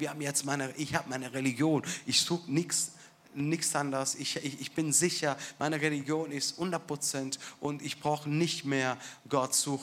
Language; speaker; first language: German; non-native, fluent; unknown